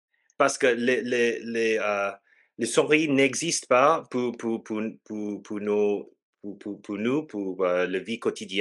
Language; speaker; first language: French; non-native, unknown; English